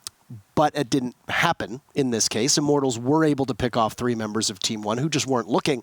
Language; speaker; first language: English; native; English